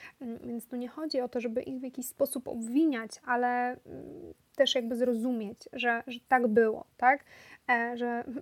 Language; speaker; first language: Polish; native; Polish